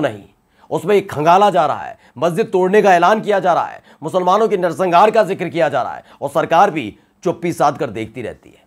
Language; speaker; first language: Hindi; native; Hindi